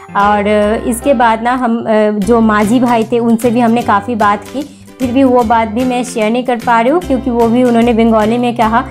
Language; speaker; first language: Hindi; non-native, local second language; Bangla